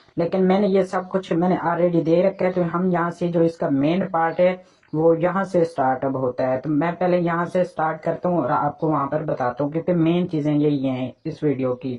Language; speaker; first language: Urdu; non-native, local second language; Punjabi